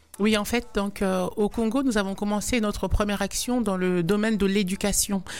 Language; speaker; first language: French; non-native, local second language; Lingala